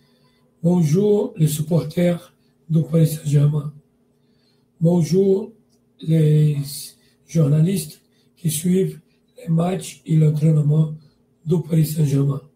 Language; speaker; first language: French; non-native, learner; Portuguese